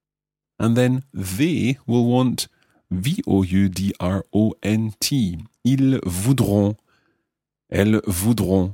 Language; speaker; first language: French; non-native, fluent; English